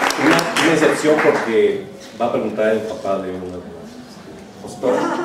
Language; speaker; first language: Spanish; native; Spanish